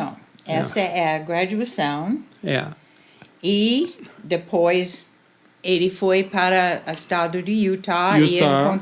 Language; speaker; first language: Portuguese; non-native, fluent; English